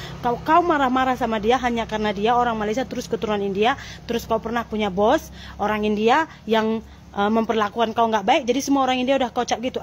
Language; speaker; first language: Indonesian; native; Indonesian